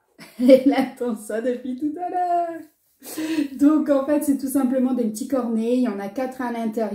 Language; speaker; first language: French; native; French